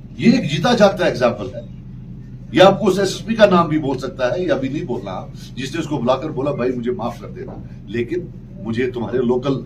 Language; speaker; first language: Urdu; non-native, local second language; Kashmiri